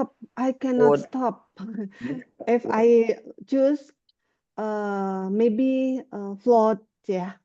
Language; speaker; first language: English; non-native, learner; Indonesian